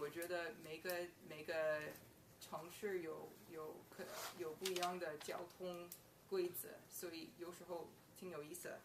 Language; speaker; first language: Chinese; non-native, learner; English